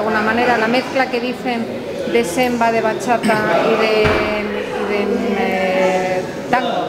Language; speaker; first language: Spanish; native; Spanish